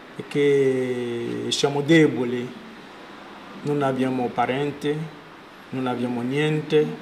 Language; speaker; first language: Italian; non-native, learner; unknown